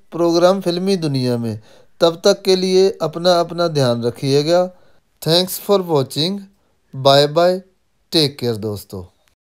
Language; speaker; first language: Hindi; non-native, local second language; Punjabi